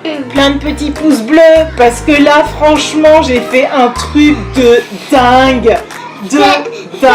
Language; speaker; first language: French; native; French